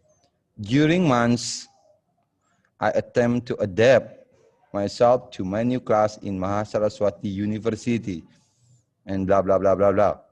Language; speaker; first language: English; non-native, fluent; Indonesian